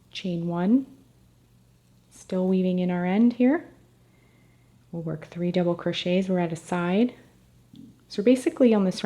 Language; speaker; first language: English; native; English